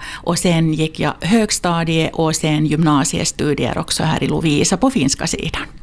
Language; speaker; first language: Swedish; non-native, local second language; Finnish